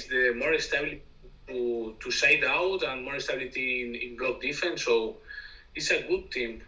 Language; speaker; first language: English; non-native, learner; Spanish